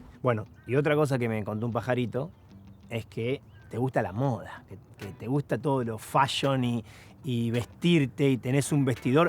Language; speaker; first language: Spanish; native; Spanish